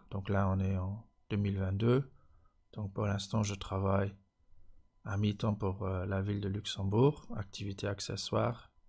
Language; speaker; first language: French; non-native, local second language; Luxembourgish